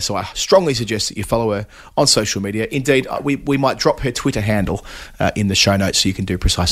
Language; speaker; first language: English; native; English